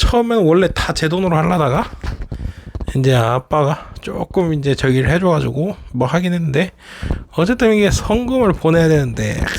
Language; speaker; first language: Korean; native; Korean